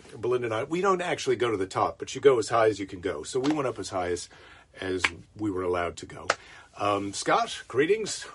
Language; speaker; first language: English; native; English